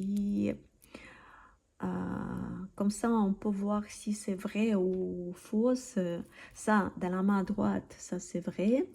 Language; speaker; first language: French; non-native, learner; Russian